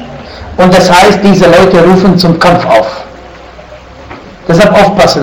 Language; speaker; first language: German; non-native, fluent; Arabic